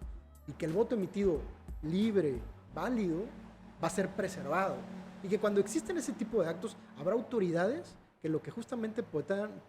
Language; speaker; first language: Spanish; native; Spanish